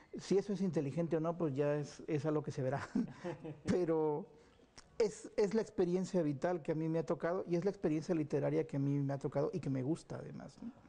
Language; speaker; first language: Spanish; native; Spanish